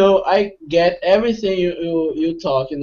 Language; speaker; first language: English; non-native, fluent; Portuguese